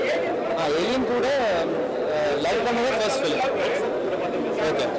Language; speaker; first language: Tamil; non-native, learner; Malayalam